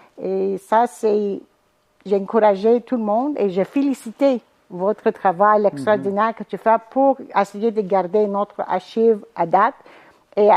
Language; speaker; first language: French; non-native, fluent; Greek